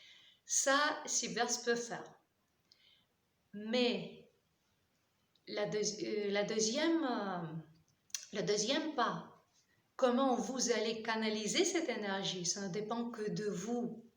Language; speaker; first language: French; non-native, fluent; Russian